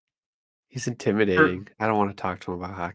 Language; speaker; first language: English; native; English